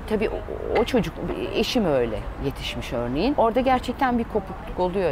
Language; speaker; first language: Turkish; early bilingual, heritage; Turkish